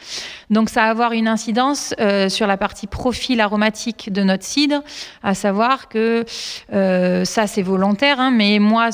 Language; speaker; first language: French; native; French